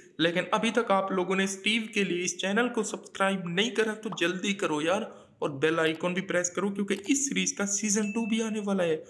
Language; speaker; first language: Hindi; native; Hindi